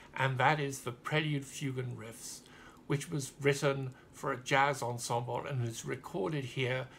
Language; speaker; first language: English; native; English